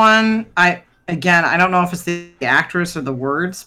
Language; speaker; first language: English; native; English